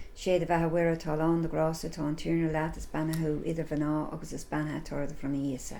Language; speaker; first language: Irish; non-native, local second language; English